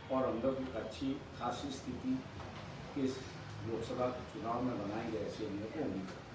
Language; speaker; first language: Hindi; non-native, local second language; Marathi